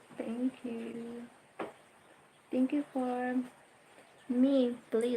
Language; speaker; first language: English; non-native, learner; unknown